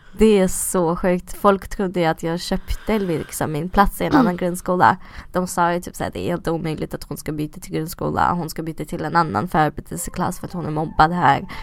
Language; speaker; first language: Swedish; early bilingual, other home language; Russian